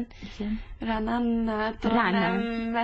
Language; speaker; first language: Hungarian; early bilingual, heritage; English